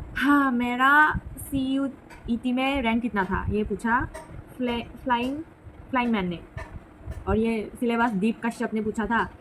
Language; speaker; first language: Hindi; non-native, local second language; Assamese